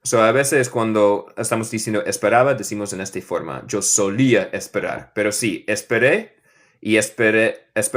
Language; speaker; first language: Spanish; non-native, fluent; English